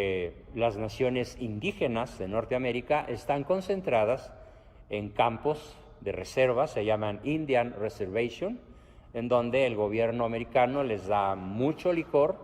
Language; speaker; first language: Spanish; native; Spanish